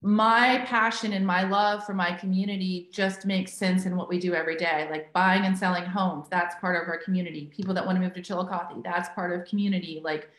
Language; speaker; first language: English; native; English